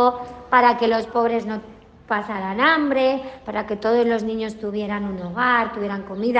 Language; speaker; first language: Spanish; native; Spanish